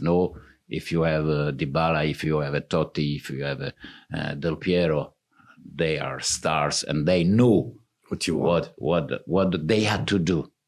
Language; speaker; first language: English; non-native, fluent; Italian